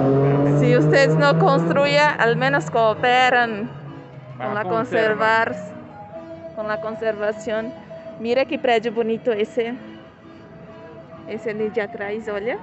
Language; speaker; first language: Spanish; non-native, learner; Portuguese